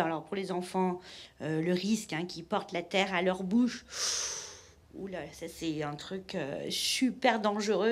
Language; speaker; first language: French; native; French